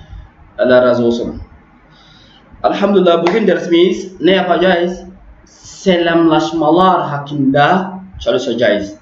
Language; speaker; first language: Turkish; non-native, learner; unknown